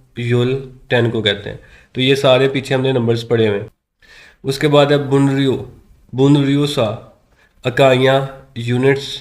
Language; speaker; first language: Urdu; non-native, local second language; Punjabi